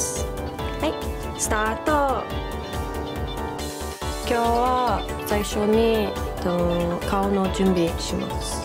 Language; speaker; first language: Japanese; non-native, learner; English